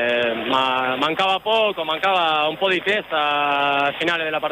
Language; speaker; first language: Italian; non-native, fluent; Spanish